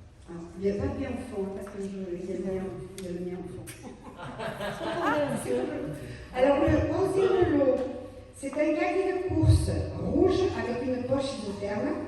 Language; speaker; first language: French; native; French